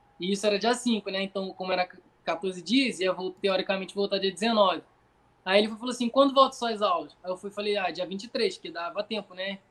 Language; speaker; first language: Portuguese; native; Portuguese